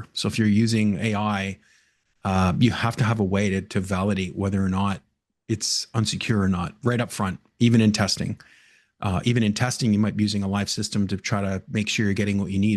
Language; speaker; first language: English; native; English